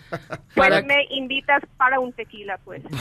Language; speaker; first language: Spanish; early bilingual, heritage; English